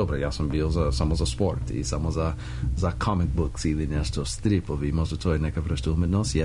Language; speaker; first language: Serbian; non-native, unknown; English